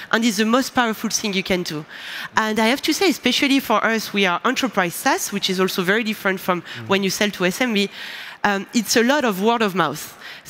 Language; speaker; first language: English; non-native, fluent; French